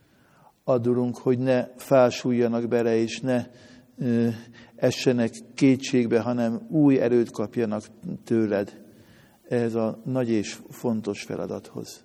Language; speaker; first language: Hungarian; native; Hungarian